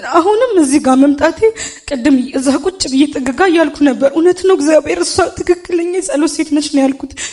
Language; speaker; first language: Amharic; native; Amharic